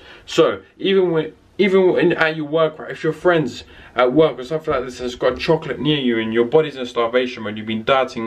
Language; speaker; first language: English; native; English